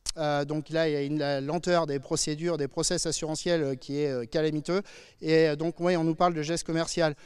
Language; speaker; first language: French; native; French